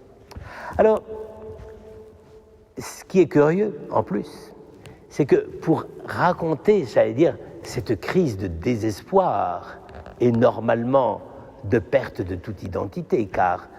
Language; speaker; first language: French; native; French